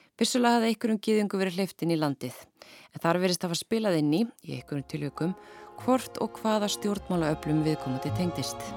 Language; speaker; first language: Icelandic; native; Icelandic